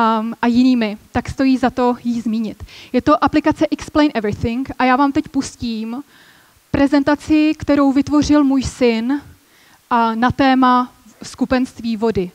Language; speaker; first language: Czech; native; Czech